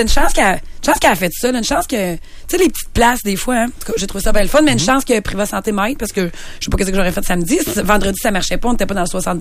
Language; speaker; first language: French; native; French